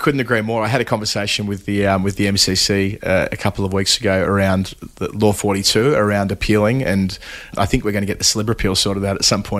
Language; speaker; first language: English; native; English